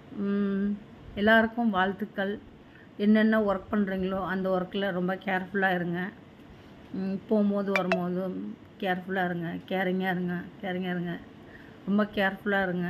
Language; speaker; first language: Tamil; non-native, learner; Malayalam